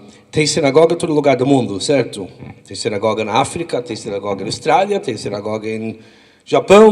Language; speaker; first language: Portuguese; non-native, fluent; English